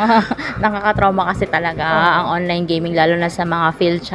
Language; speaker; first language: Filipino; native; Filipino